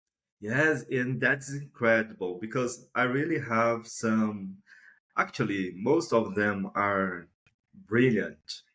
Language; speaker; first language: English; non-native, fluent; Portuguese